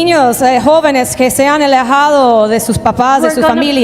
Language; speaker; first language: Spanish; native; Spanish